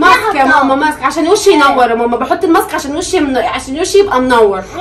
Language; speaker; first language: Arabic; native; Arabic